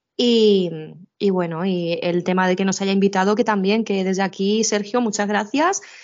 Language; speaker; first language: Spanish; native; Spanish